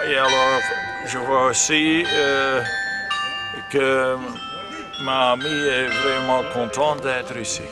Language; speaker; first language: French; non-native, local second language; Dutch